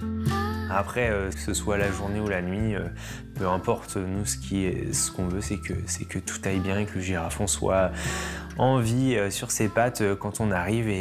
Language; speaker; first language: French; native; French